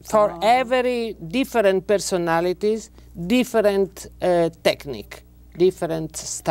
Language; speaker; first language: English; non-native, learner; Italian